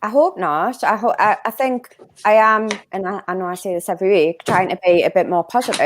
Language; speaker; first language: English; native; English